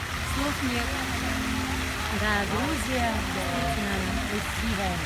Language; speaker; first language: Russian; non-native, local second language; Kumyk